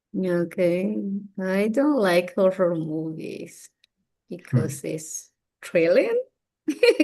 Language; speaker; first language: English; non-native, learner; Spanish